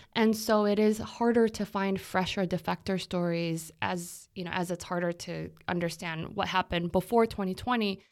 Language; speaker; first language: English; non-native, fluent; Korean